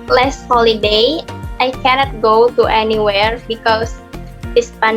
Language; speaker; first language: English; non-native, learner; Indonesian